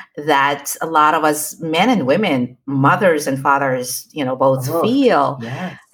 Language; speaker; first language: English; native; English